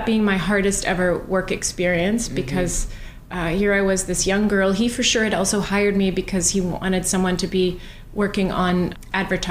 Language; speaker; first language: English; native; English